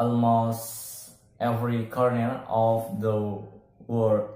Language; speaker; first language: English; non-native, learner; Indonesian